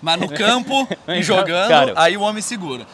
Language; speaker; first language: Portuguese; native; Portuguese